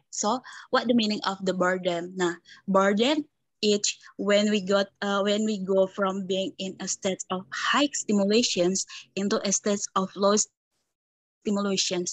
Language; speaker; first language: English; non-native, learner; Indonesian